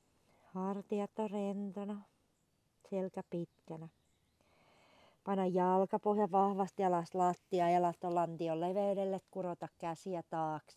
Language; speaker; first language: Finnish; native; Finnish